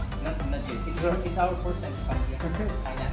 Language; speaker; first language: English; non-native, local second language; Filipino